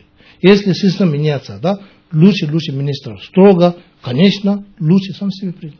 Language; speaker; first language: Russian; non-native, learner; Tibetan